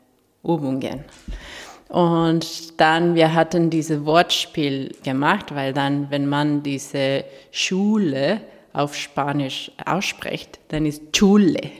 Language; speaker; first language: German; non-native, fluent; Spanish